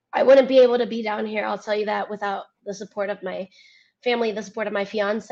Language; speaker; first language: English; early bilingual, other home language; Spanish